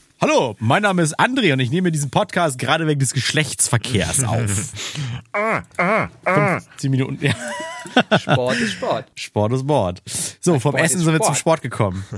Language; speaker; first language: German; native; German